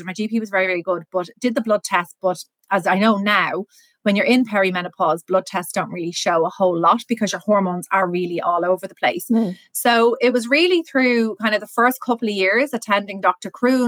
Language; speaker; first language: English; native; English